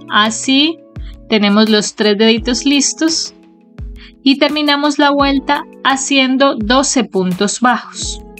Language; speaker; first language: Spanish; native; Spanish